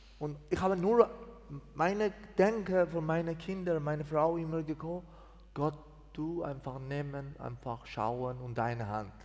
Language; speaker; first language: German; non-native, learner; Persian